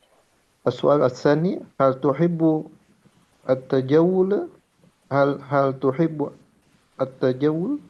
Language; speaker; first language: Arabic; non-native, learner; Indonesian